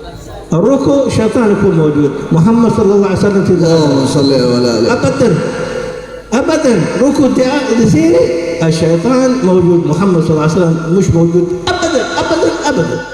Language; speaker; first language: Arabic; native; Arabic